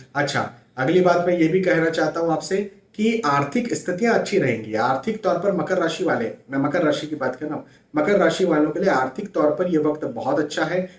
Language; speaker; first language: Hindi; native; Hindi